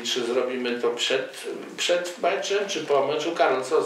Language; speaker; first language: Polish; native; Polish